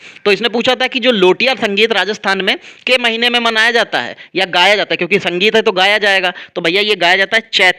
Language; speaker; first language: Hindi; native; Hindi